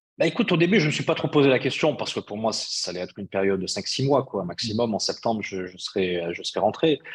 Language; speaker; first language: French; early bilingual, other home language; Arabic